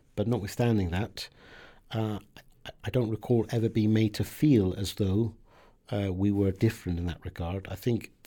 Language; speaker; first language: English; early bilingual, other home language; Persian